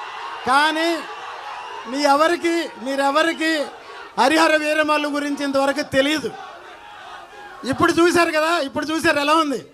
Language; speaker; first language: Telugu; native; Telugu